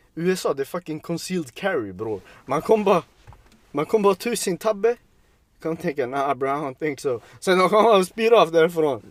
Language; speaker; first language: Swedish; early bilingual, other home language; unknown